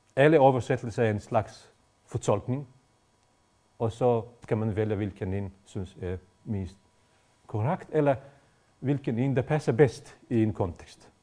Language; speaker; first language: Danish; non-native, fluent; Bosnian